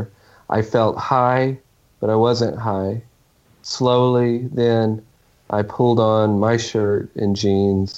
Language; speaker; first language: English; native; English